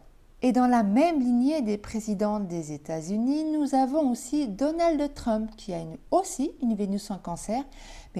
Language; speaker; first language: French; native; French